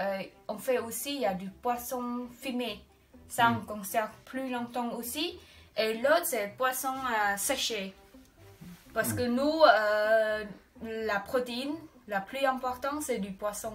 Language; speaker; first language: French; non-native, learner; Khmer